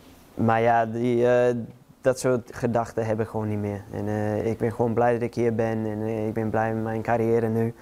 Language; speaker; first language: Dutch; non-native, fluent; English